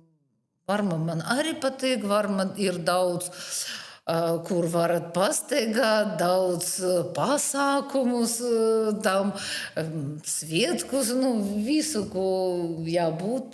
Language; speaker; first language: Latvian; non-native, learner; Russian